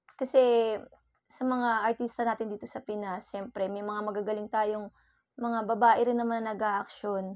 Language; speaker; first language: Filipino; native; Filipino